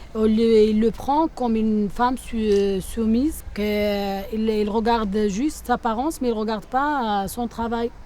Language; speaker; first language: French; non-native, local second language; Arabic